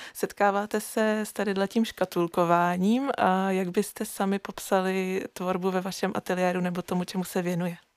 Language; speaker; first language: Czech; native; Czech